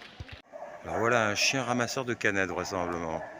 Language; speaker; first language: French; native; French